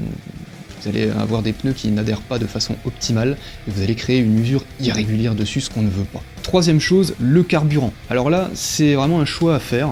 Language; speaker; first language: French; native; French